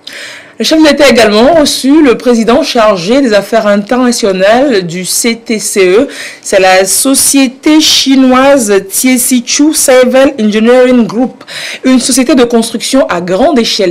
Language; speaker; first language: French; native; French